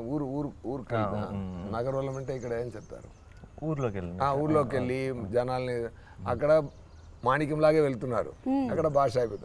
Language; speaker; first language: Telugu; non-native, learner; Tamil